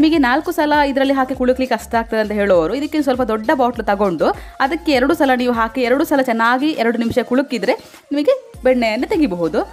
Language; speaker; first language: Kannada; non-native, local second language; Tulu